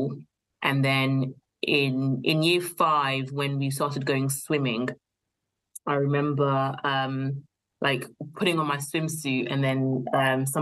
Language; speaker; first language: English; native; English